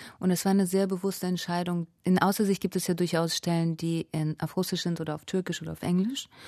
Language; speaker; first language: German; early bilingual, other home language; Russian